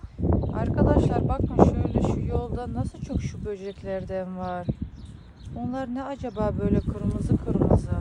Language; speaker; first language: Turkish; early bilingual, heritage; Turkish